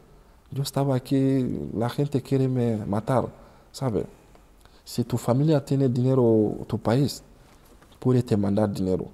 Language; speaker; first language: Spanish; non-native, learner; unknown